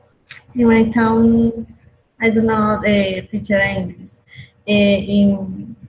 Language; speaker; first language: English; non-native, learner; Spanish